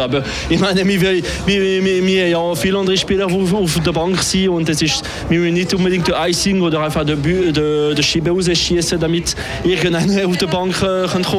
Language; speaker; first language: German; non-native, local second language; French